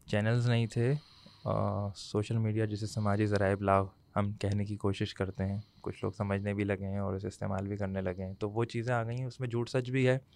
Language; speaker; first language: Urdu; native; Urdu